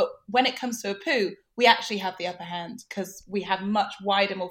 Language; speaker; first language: English; native; English